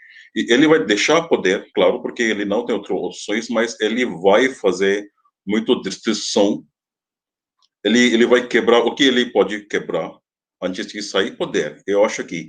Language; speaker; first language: Portuguese; non-native, fluent; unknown